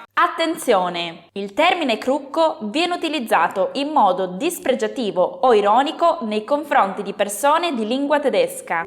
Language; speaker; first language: Italian; native; Italian